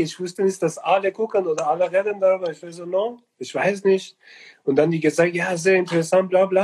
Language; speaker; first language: German; non-native, learner; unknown